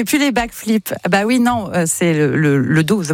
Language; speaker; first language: French; native; French